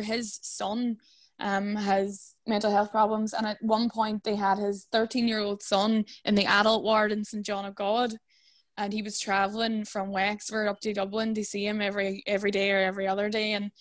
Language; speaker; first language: English; native; English